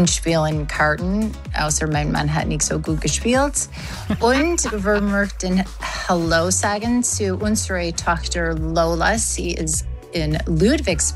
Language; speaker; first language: German; non-native, learner; English